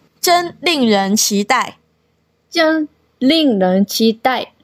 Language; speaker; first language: Chinese; non-native, learner; Korean